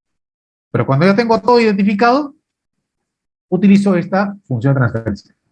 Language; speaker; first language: Spanish; native; Spanish